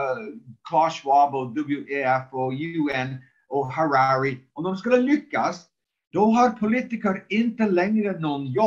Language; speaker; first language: Swedish; non-native, fluent; English